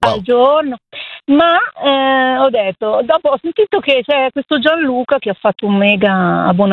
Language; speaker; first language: Italian; native; Italian